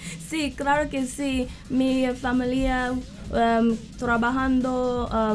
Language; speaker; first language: Spanish; non-native, learner; English